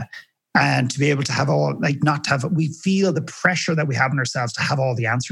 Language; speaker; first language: English; native; English